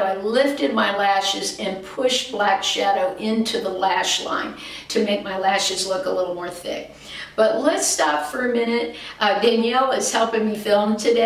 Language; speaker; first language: English; native; English